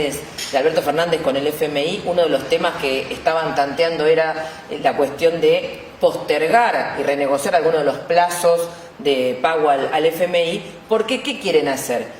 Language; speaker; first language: Spanish; native; Spanish